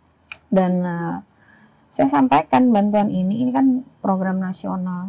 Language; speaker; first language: Indonesian; native; Indonesian